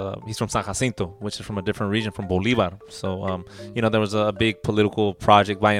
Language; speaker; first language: English; native; English